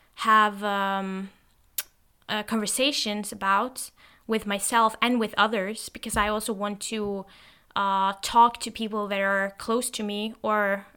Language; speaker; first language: English; non-native, fluent; Norwegian